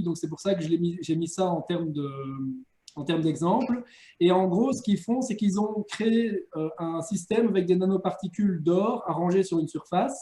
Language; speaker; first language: French; native; French